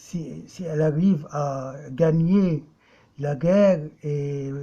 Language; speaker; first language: French; non-native, local second language; Arabic